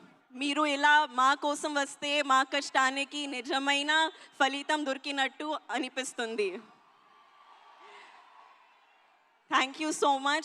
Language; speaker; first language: Telugu; non-native, learner; Hindi